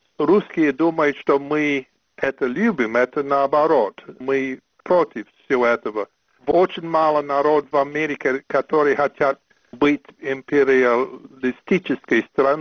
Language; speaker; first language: Russian; non-native, fluent; English